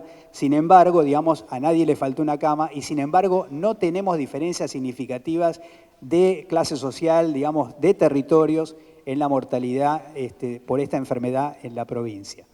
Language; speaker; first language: Spanish; native; Spanish